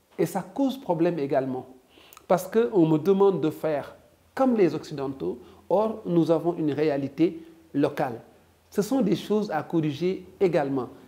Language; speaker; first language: French; non-native, local second language; Wolof